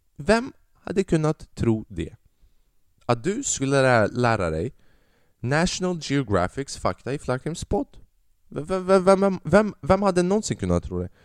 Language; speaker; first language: Swedish; early bilingual, other home language; Albanian